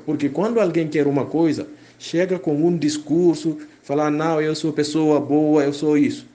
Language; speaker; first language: Portuguese; non-native, fluent; Haitian Creole